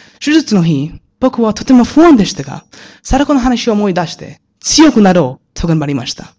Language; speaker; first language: Japanese; non-native, learner; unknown